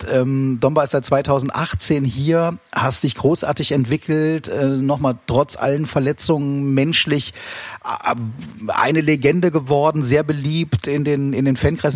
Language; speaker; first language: German; native; German